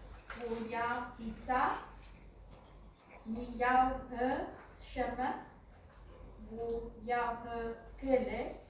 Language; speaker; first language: Chinese; non-native, learner; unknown